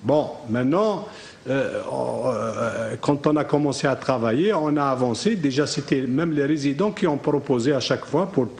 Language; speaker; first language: French; non-native, local second language; Arabic